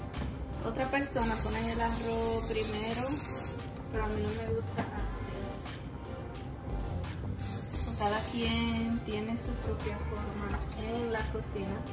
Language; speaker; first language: Spanish; early bilingual, heritage; Spanish